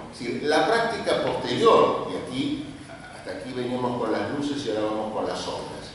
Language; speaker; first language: Spanish; native; Spanish